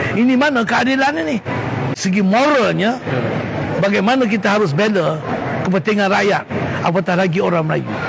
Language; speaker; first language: Malay; native; Malay